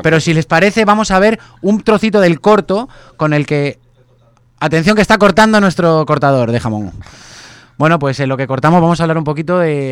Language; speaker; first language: Spanish; native; Spanish